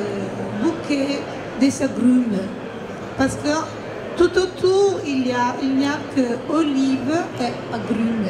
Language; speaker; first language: French; non-native, fluent; Italian